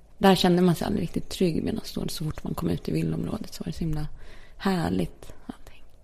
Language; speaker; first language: Swedish; early bilingual, other home language; Polish